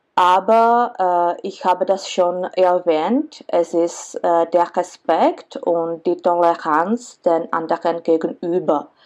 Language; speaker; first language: German; non-native, fluent; Czech